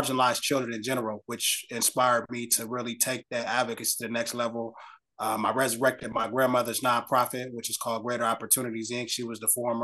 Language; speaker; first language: English; native; English